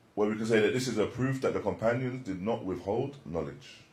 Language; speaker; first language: English; native; English